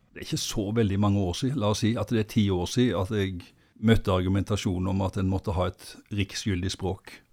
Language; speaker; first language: Norwegian; native; Norwegian